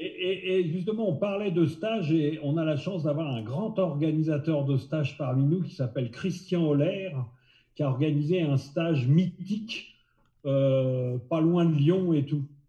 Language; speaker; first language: French; native; French